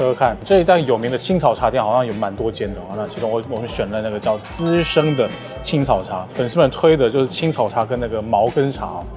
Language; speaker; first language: Chinese; non-native, fluent; Korean